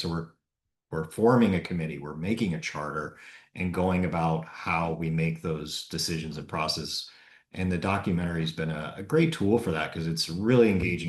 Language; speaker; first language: English; native; English